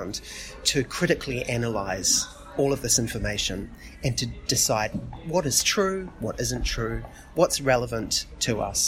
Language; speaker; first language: English; native; English